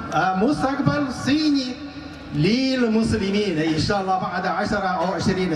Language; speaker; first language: Arabic; non-native, fluent; Chinese